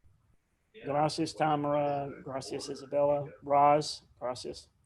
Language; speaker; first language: Spanish; non-native, learner; English